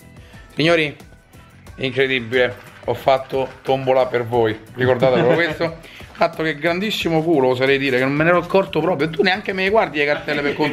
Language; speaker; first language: Italian; native; Italian